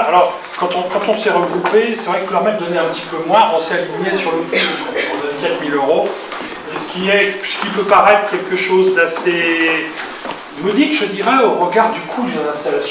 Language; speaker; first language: French; native; French